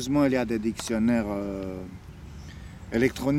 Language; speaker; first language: French; non-native, fluent; Serbian